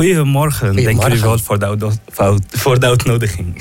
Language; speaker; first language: Dutch; non-native, fluent; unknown